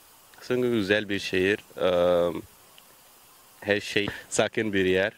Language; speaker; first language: Turkish; non-native, learner; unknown